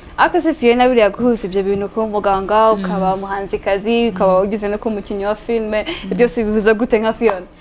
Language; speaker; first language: Kinyarwanda; native; Kinyarwanda